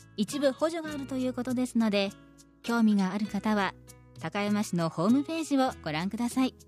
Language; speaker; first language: Japanese; native; Japanese